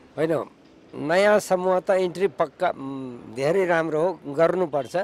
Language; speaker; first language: Nepali; non-native, local second language; Gurung